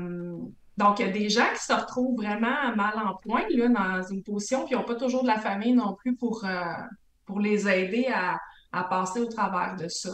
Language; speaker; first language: French; native; French